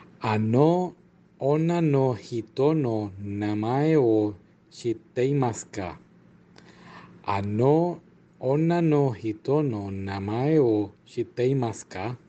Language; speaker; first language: Japanese; non-native, learner; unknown